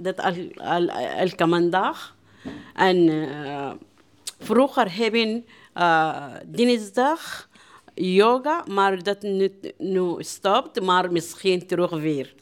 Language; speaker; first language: Dutch; non-native, learner; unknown